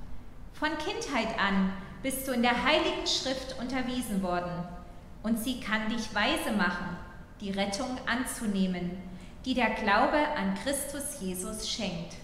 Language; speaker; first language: German; native; German